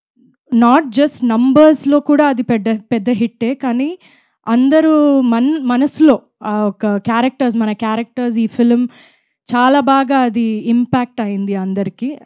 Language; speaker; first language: Telugu; non-native, fluent; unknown